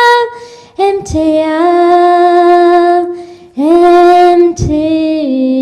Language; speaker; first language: Urdu; native; Urdu